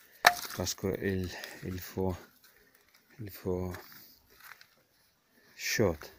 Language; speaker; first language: French; non-native, learner; Ukrainian